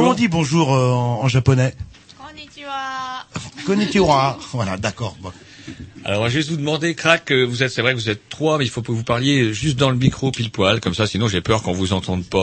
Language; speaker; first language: French; native; French